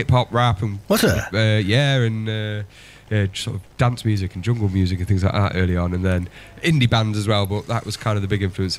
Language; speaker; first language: English; native; English